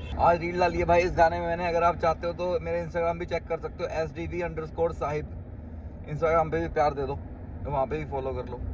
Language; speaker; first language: Hindi; native; Hindi